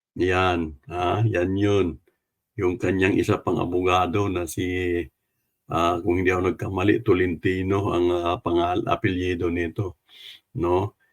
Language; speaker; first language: Filipino; non-native, local second language; Cebuano